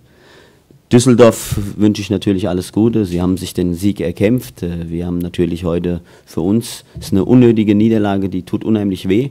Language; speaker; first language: German; native; German